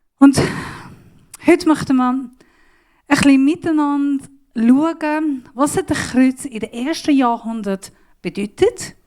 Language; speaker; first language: German; non-native, learner; Persian